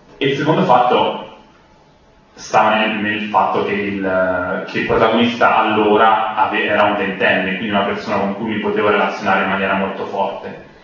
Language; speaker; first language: Italian; native; Italian